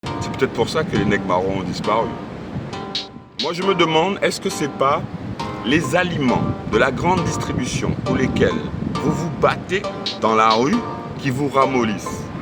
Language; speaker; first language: French; native; French